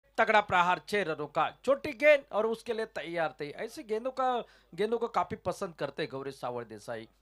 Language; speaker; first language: Hindi; non-native, local second language; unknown